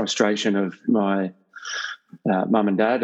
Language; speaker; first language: English; native; English